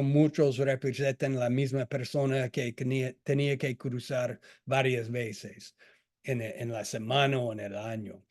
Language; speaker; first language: Spanish; non-native, fluent; English